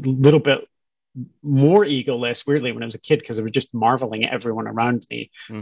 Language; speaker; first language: English; native; English